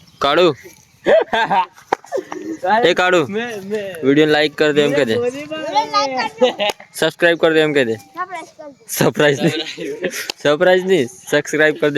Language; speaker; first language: Hindi; non-native, local second language; Gujarati